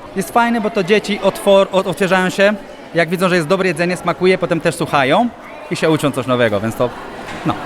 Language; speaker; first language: Polish; non-native, fluent; Romanian